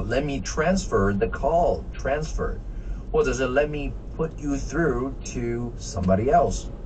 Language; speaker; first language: English; non-native, fluent; Chinese